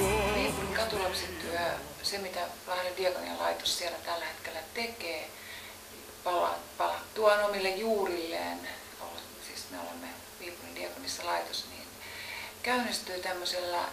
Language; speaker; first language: Finnish; native; Finnish